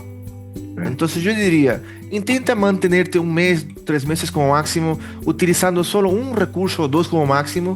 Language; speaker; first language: Spanish; early bilingual, heritage; Portuguese